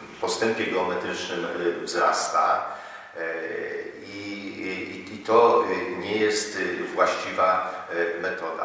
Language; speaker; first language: Polish; native; Polish